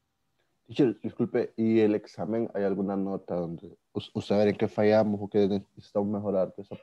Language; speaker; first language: Spanish; native; Spanish